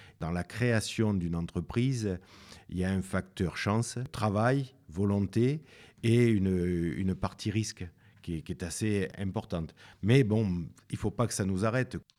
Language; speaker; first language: French; native; French